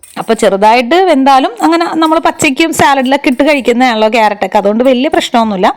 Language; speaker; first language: Malayalam; native; Malayalam